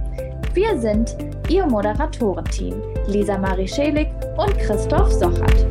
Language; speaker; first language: German; native; German